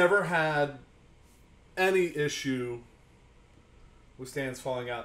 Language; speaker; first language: English; native; English